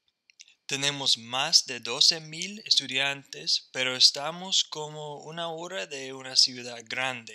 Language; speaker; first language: Spanish; non-native, fluent; English